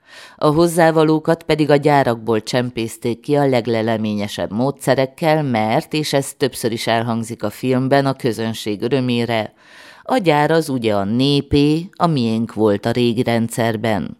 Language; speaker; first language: Hungarian; native; Hungarian